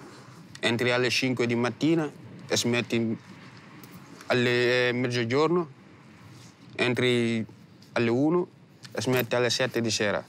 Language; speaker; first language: Italian; non-native, learner; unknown